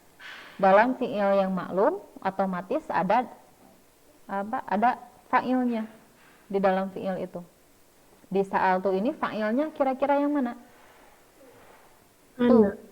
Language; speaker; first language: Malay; non-native, local second language; Sundanese